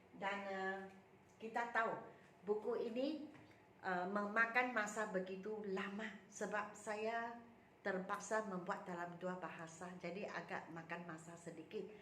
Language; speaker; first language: Malay; non-native, local second language; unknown